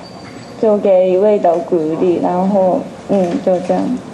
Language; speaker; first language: Chinese; non-native, fluent; Japanese